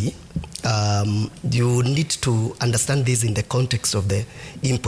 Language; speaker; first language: English; non-native, local second language; Kikuyu